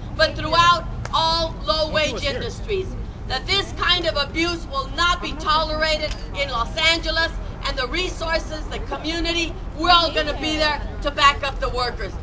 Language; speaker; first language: English; early bilingual, other home language; Spanish